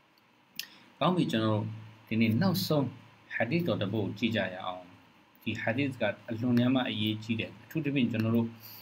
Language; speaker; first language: Burmese; native; Burmese